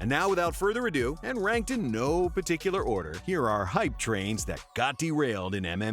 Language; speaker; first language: English; native; English